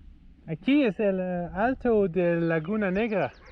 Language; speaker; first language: Spanish; non-native, learner; English